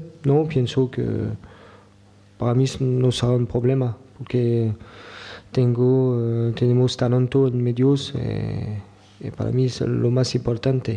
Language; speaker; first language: Spanish; non-native, learner; French